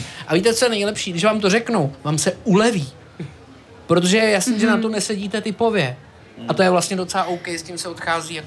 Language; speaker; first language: Czech; native; Czech